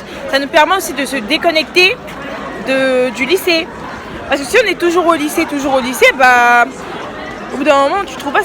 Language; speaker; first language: French; native; French